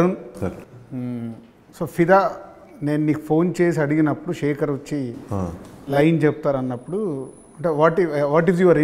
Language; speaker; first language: Telugu; native; Telugu